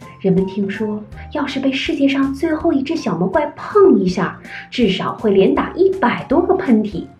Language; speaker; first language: Chinese; native; Chinese